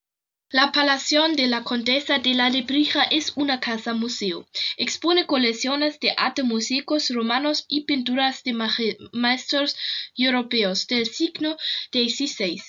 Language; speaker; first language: Spanish; non-native, learner; German